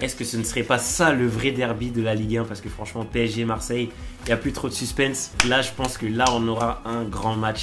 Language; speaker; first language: French; native; French